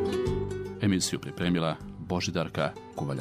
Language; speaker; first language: Croatian; native; Croatian